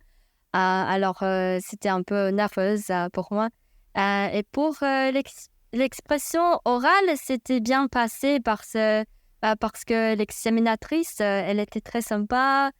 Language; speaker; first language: French; non-native, fluent; Chinese